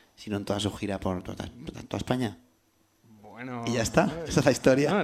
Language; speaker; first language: Spanish; native; Spanish